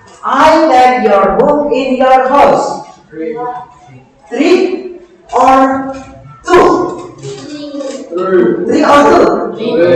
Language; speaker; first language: English; non-native, learner; Indonesian